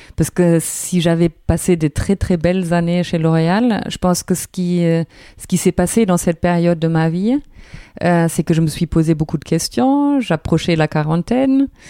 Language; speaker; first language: French; non-native, fluent; German